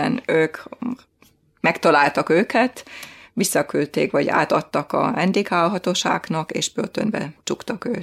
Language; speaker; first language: Hungarian; non-native, fluent; German